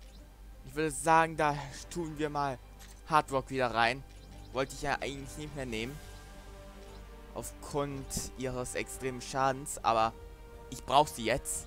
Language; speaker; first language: German; native; German